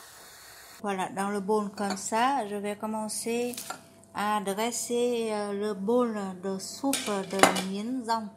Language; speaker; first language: French; non-native, learner; Vietnamese